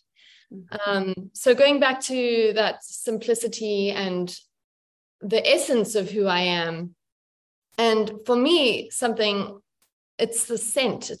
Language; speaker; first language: English; native; English